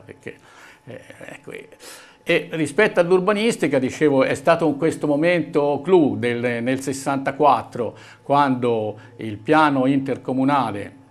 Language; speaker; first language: Italian; native; Italian